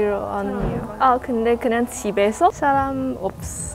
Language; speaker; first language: Korean; non-native, learner; Cantonese